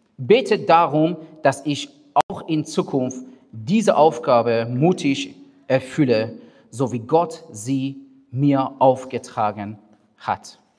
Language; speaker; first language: German; non-native, fluent; Persian